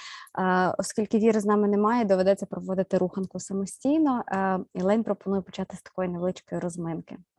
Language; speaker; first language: Ukrainian; native; Ukrainian